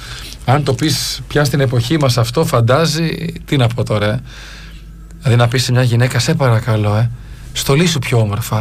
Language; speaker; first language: Greek; native; Greek